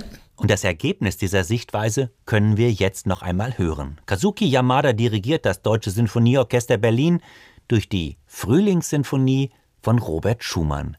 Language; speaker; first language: German; native; German